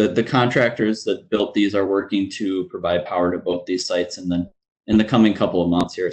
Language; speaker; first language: English; native; English